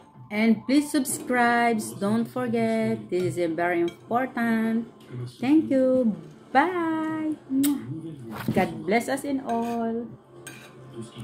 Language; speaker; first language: English; non-native, local second language; Filipino